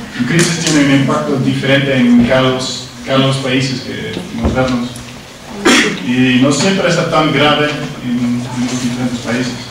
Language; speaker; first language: Spanish; non-native, learner; Dutch